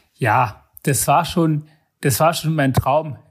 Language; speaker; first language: German; non-native, fluent; Sinhala